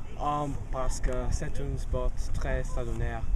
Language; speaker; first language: French; non-native, learner; English